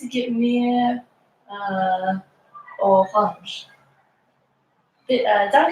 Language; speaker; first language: German; non-native, learner; English